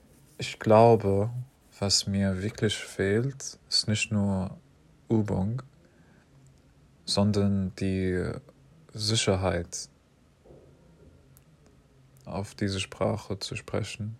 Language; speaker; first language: German; non-native, learner; English